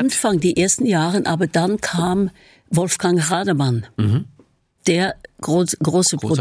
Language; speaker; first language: German; non-native, fluent; Norwegian